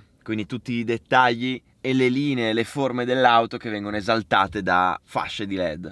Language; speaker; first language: Italian; native; Italian